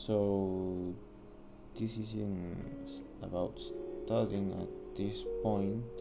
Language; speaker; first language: English; non-native, learner; Spanish